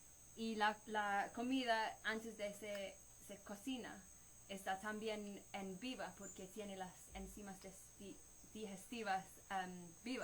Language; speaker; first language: Spanish; non-native, fluent; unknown